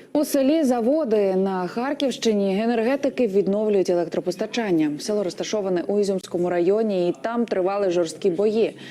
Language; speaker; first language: Ukrainian; native; Ukrainian